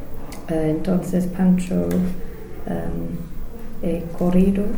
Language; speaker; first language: Spanish; non-native, learner; English